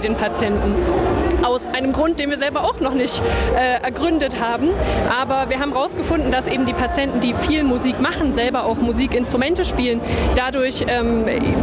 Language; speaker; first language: German; native; German